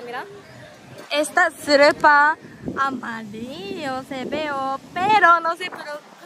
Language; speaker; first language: Spanish; non-native, fluent; Japanese